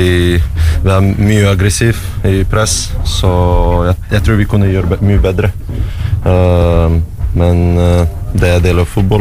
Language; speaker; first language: Norwegian; non-native, learner; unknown